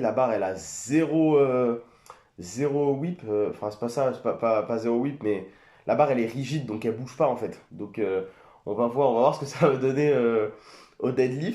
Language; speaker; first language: French; native; French